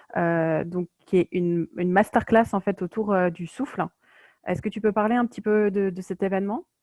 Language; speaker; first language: French; native; French